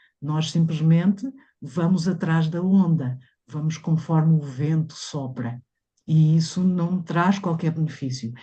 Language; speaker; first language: Portuguese; native; Portuguese